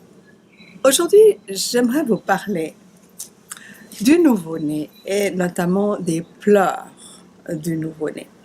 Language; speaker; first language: French; native; French